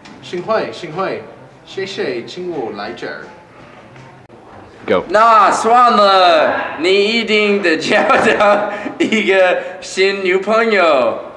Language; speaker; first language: Chinese; non-native, learner; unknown